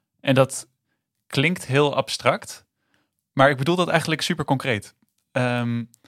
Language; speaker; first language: Dutch; native; Dutch